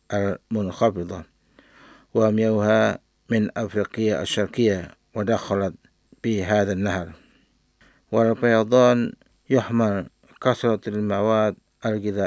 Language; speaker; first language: Arabic; non-native, fluent; Indonesian